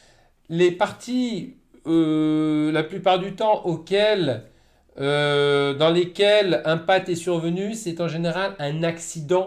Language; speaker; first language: French; native; French